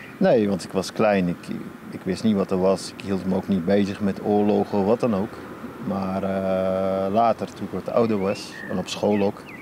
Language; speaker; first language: Dutch; early bilingual, other home language; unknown